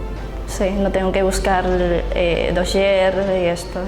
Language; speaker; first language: Spanish; non-native, learner; Chinese